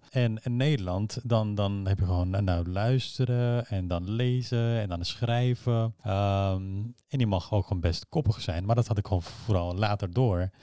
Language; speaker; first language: Dutch; early bilingual, other home language; Persian